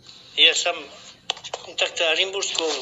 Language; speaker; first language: Russian; non-native, local second language; Kazakh